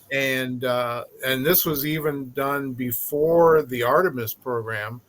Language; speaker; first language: English; native; English